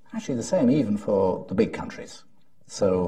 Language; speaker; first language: English; native; English